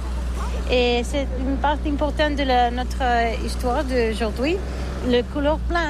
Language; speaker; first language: French; non-native, learner; Catalan